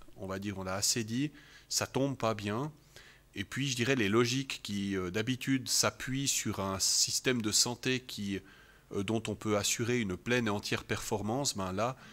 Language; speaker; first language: French; native; French